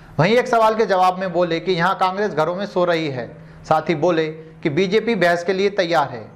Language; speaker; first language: Hindi; native; Hindi